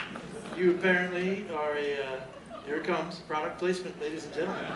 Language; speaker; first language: English; native; English